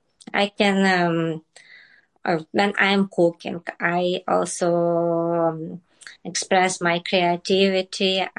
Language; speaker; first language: English; non-native, learner; Ukrainian